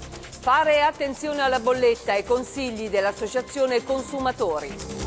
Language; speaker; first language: Italian; native; Italian